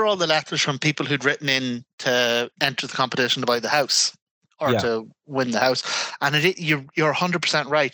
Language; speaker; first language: English; native; English